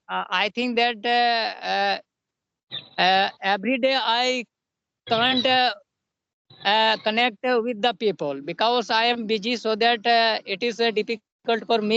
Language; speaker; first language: English; non-native, learner; Hindi